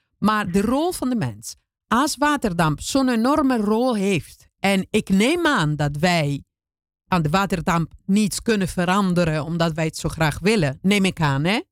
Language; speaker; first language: Dutch; non-native, fluent; Italian